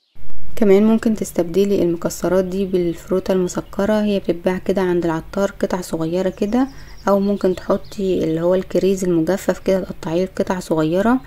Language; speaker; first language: Arabic; native; Arabic